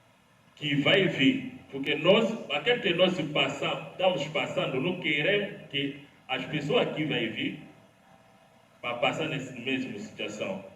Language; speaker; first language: Portuguese; non-native, learner; Lingala